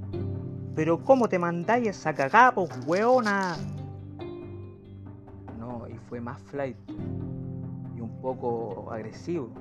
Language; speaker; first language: Spanish; native; Spanish